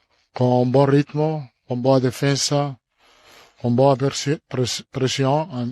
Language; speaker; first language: Spanish; non-native, fluent; Italian